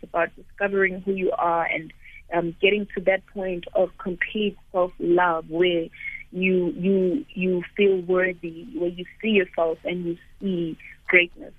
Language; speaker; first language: English; non-native, local second language; Xhosa